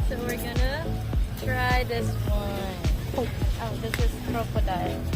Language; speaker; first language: English; non-native, local second language; Filipino